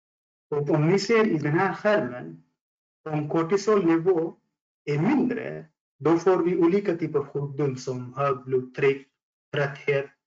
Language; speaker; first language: Swedish; non-native, fluent; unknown